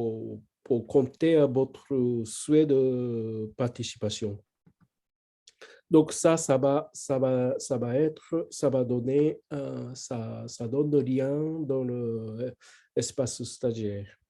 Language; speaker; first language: French; non-native, learner; Japanese